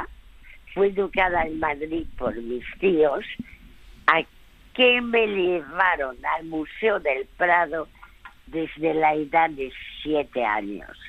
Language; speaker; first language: Spanish; early bilingual, other home language; French